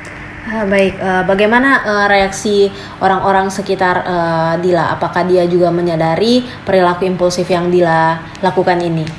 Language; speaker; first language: Indonesian; native; Indonesian